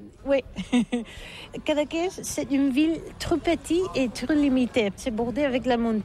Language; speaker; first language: French; non-native, learner; Catalan